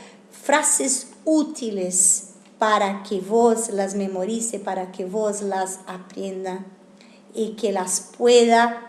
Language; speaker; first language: Spanish; non-native, fluent; Italian